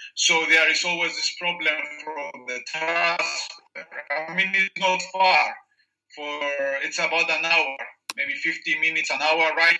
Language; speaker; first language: English; non-native, fluent; Greek